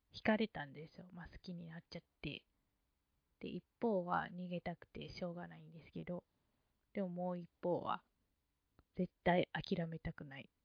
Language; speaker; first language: Japanese; non-native, fluent; Chinese